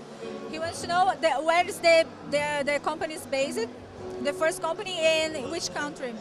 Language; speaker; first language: English; non-native, learner; Portuguese